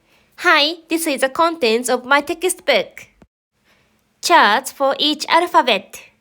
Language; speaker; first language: English; non-native, fluent; Japanese